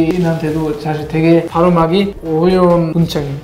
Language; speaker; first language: Korean; non-native, fluent; German